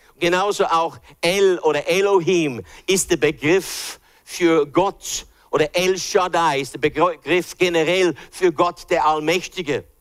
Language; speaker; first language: German; early bilingual, other home language; English